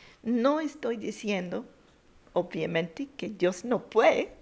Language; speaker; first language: Spanish; non-native, fluent; English